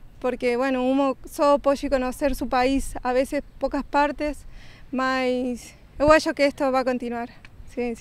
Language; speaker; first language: Portuguese; non-native, learner; Spanish